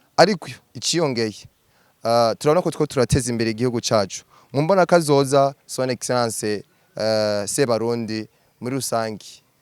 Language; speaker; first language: Rundi; native; Rundi